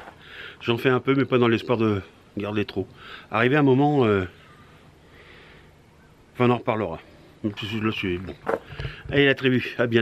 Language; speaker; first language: French; native; French